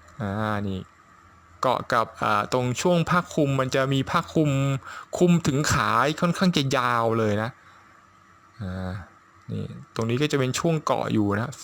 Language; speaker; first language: Thai; native; Thai